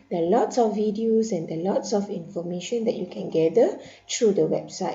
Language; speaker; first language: English; non-native, local second language; Malay